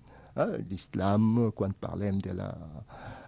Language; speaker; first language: Catalan; non-native, fluent; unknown